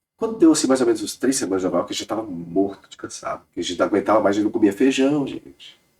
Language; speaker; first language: Portuguese; native; Portuguese